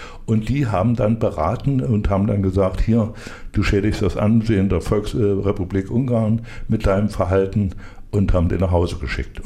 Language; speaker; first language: German; native; German